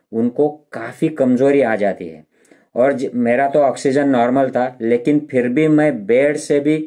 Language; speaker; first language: Hindi; non-native, local second language; Marathi